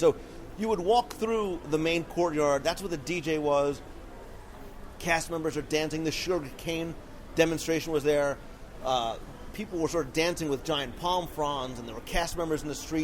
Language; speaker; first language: English; native; English